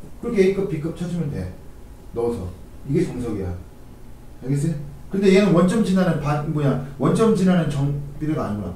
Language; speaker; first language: Korean; native; Korean